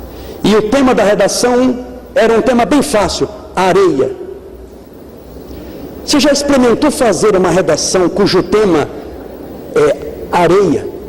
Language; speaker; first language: Portuguese; native; Portuguese